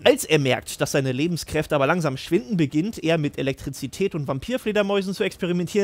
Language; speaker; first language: German; native; German